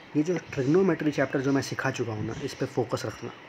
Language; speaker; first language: Hindi; non-native, local second language; Marathi